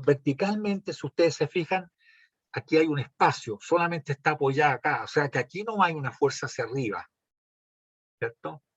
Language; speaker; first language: Spanish; native; Spanish